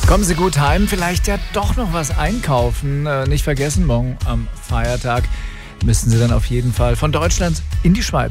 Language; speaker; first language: German; native; German